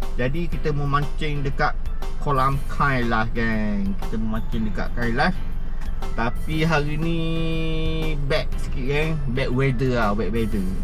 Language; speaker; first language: Malay; native; Malay